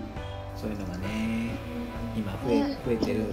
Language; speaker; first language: Japanese; native; Japanese